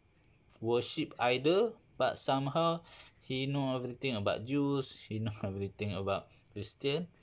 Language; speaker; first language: English; non-native, learner; Malay